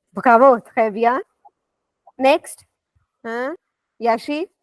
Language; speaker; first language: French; non-native, fluent; Hindi